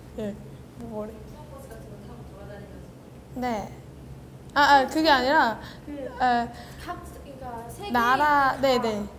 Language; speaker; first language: Korean; non-native, learner; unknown